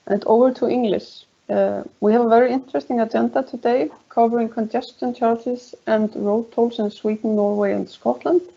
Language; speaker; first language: English; non-native, fluent; Icelandic